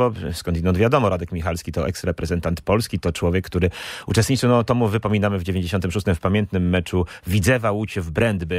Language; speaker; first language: Polish; native; Polish